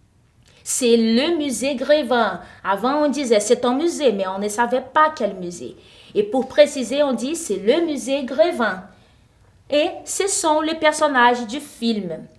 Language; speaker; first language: French; non-native, fluent; Portuguese